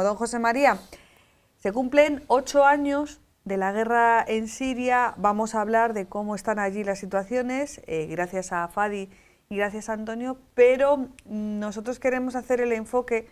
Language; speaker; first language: Spanish; native; Spanish